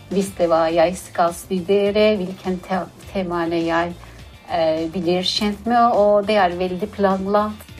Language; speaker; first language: Norwegian; non-native, fluent; Turkish